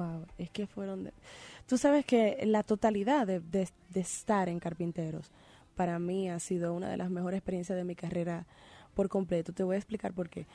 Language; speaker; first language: Spanish; native; Spanish